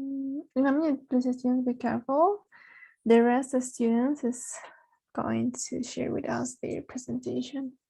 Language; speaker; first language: English; non-native, fluent; Spanish